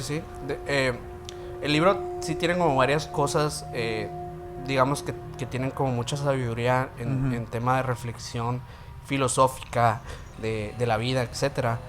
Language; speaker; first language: Spanish; native; Spanish